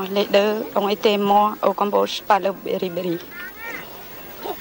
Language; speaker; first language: French; non-native, fluent; Khmer